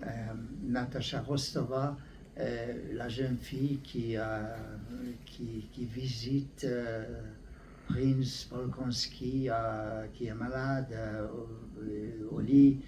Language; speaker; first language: French; non-native, learner; Hungarian